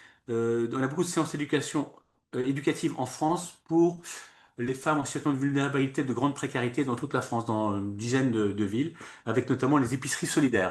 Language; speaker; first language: French; native; French